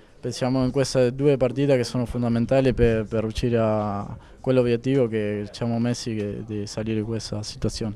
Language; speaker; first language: Italian; non-native, fluent; Spanish